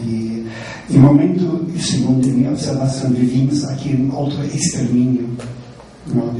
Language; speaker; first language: Spanish; non-native, fluent; German